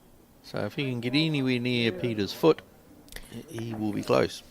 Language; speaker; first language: English; native; English